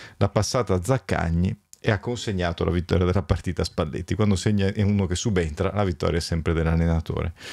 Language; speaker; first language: Italian; native; Italian